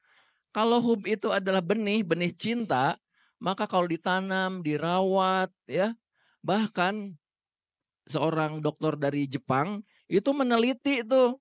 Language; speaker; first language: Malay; non-native, local second language; Sundanese